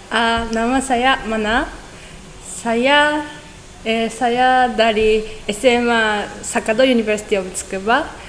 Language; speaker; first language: Indonesian; non-native, learner; Japanese